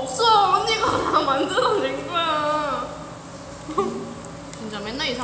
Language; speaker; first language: Korean; non-native, fluent; Thai